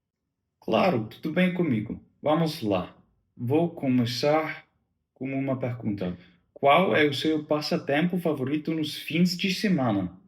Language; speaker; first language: Portuguese; non-native, learner; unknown